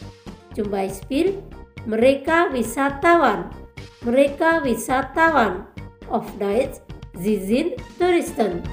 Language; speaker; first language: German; non-native, fluent; Indonesian